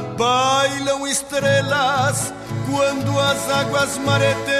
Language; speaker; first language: Portuguese; native; Portuguese